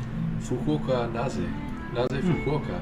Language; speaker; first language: Japanese; non-native, learner; English